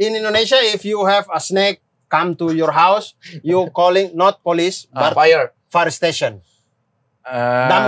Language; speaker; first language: English; non-native, learner; Indonesian